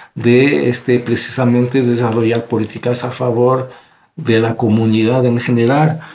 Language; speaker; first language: Spanish; non-native, fluent; French